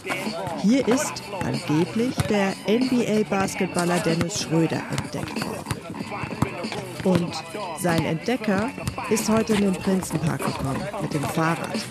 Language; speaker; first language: German; native; German